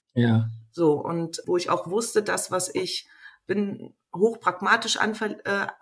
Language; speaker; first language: German; native; German